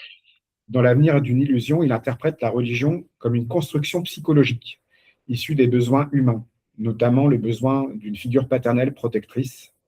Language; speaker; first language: French; native; French